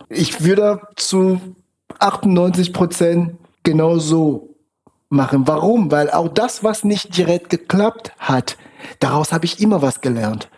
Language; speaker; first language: German; non-native, fluent; French